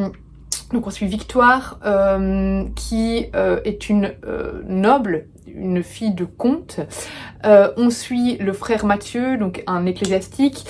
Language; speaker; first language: French; native; French